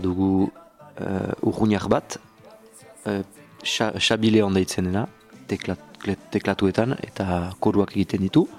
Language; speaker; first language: Basque; non-native, learner; French